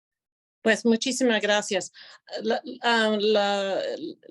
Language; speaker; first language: Spanish; non-native, fluent; English